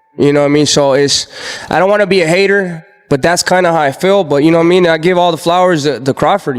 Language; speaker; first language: English; native; English